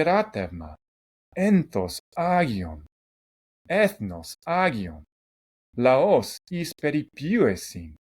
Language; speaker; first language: Greek; non-native, fluent; English